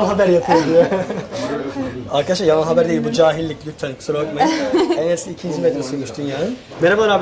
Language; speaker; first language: Turkish; native; Turkish